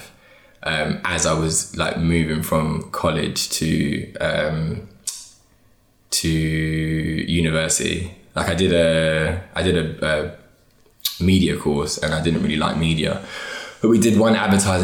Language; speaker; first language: English; native; English